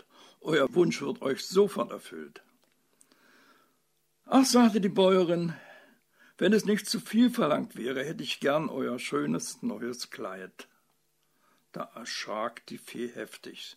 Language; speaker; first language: German; native; German